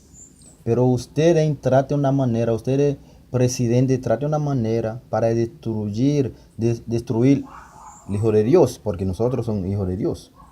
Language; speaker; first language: Spanish; non-native, learner; Haitian Creole